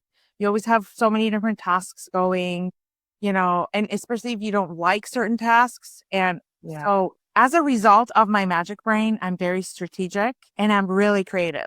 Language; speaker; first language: English; early bilingual, other home language; Persian